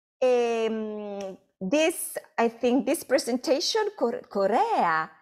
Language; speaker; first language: English; non-native, fluent; Italian